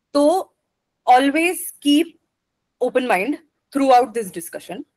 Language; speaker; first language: Hindi; non-native, local second language; Marathi